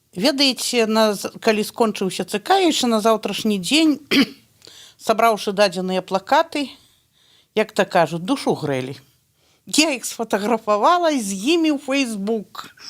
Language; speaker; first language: Belarusian; native; Belarusian